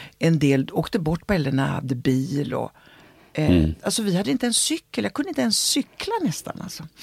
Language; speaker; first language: Swedish; early bilingual, other home language; Italian